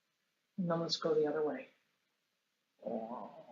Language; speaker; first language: English; native; English